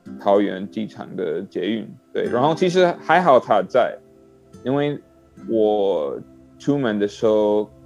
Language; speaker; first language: Chinese; non-native, learner; English